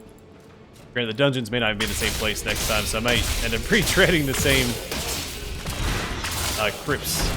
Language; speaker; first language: English; native; English